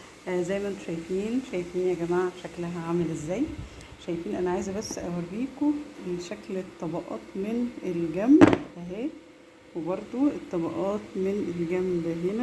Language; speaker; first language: Arabic; native; Arabic